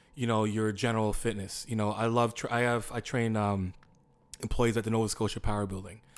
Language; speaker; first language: English; native; English